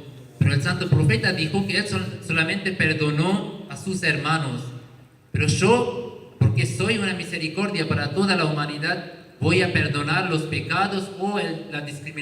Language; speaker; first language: Spanish; non-native, learner; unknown